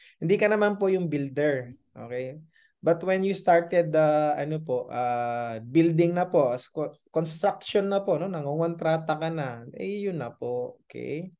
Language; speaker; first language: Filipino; non-native, local second language; Iloko